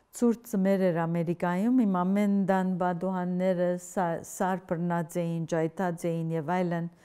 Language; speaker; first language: Armenian; early bilingual, heritage; Armenian